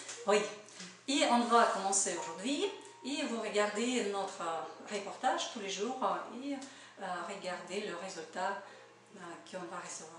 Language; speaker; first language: French; non-native, learner; Russian